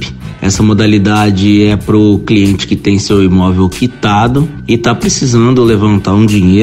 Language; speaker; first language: Portuguese; native; Portuguese